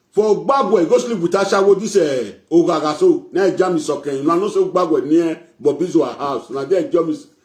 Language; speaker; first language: Nigerian Pidgin; non-native, local second language; Bini